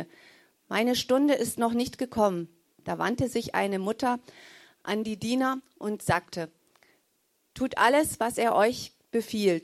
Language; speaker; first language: German; native; German